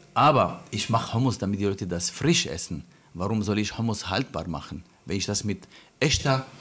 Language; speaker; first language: German; non-native, fluent; Arabic